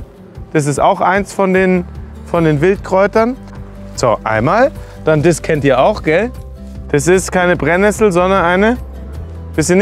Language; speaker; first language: German; native; German